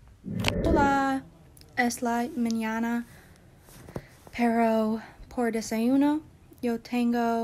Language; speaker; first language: Spanish; non-native, learner; English